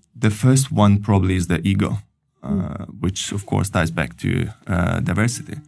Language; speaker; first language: English; non-native, fluent; Italian